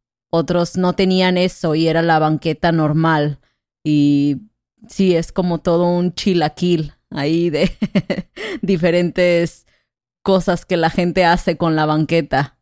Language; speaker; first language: Spanish; native; Spanish